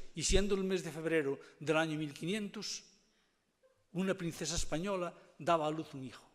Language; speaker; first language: Spanish; non-native, local second language; Galician